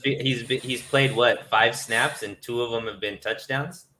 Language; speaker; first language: English; native; English